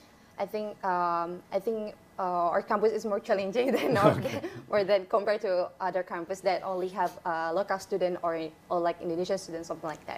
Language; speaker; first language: English; non-native, fluent; Indonesian